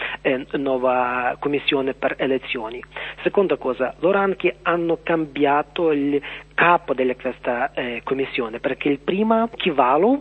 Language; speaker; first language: Italian; non-native, learner; Ukrainian